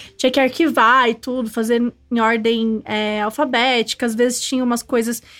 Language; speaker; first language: Portuguese; native; Portuguese